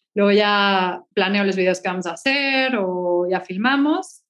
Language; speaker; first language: Spanish; native; Spanish